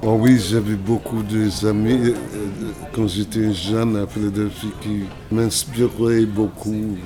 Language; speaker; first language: French; non-native, fluent; English